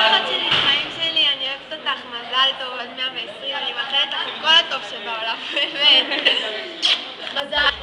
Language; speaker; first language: Hebrew; native; Hebrew